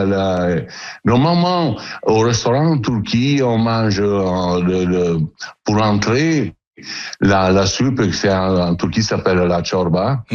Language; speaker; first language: French; non-native, learner; Italian